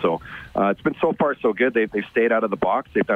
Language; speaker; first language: English; native; English